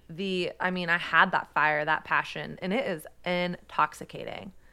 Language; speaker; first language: English; native; English